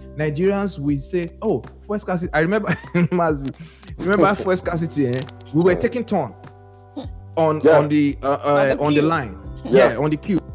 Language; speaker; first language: English; non-native, local second language; Yoruba